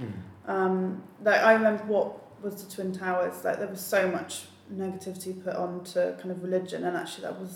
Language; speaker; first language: English; native; English